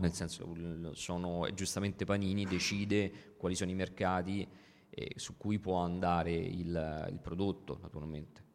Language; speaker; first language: Italian; native; Italian